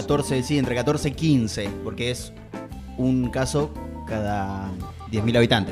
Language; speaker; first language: Spanish; native; Spanish